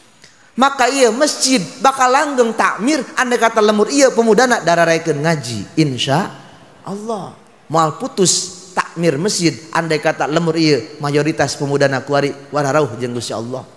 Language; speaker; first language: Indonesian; non-native, local second language; Sundanese